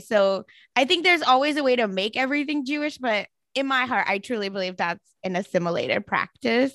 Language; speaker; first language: English; non-native, local second language; Marathi